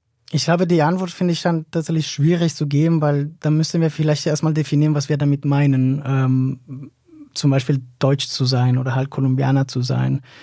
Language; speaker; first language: German; non-native, fluent; Spanish